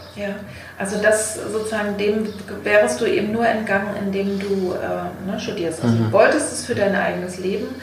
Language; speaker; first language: German; native; German